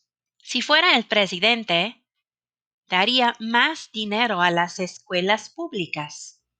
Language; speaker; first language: Spanish; non-native, fluent; English